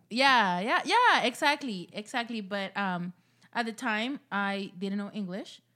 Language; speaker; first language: English; early bilingual, other home language; Spanish